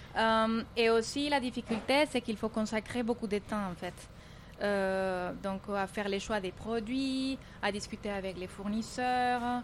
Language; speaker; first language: French; non-native, fluent; Spanish